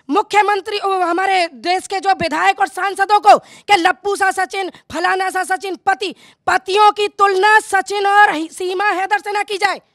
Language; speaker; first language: Hindi; native; Hindi